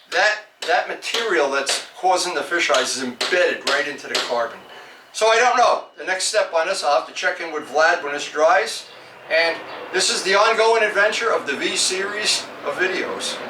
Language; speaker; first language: English; native; English